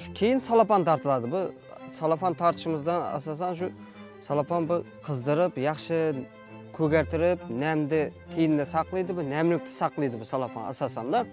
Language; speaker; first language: Uzbek; native; Uzbek